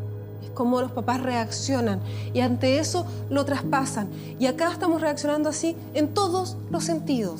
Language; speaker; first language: Spanish; native; Spanish